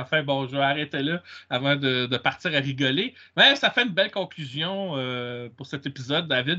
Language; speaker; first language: French; native; French